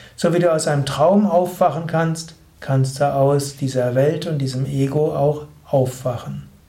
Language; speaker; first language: German; native; German